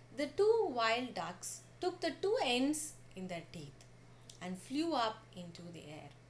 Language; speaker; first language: English; non-native, local second language; Tamil